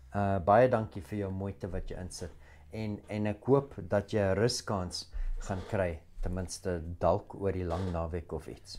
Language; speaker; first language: Afrikaans; non-native, local second language; English